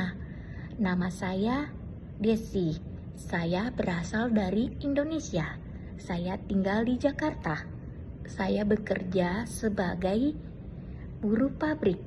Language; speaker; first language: Indonesian; native; Indonesian